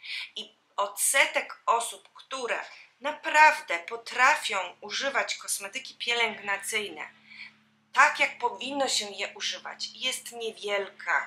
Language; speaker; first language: Polish; native; Polish